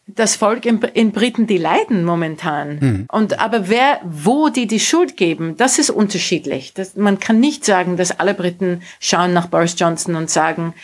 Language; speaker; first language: German; non-native, fluent; English